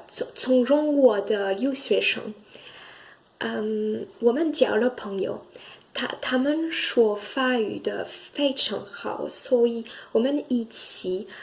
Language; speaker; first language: Chinese; non-native, learner; French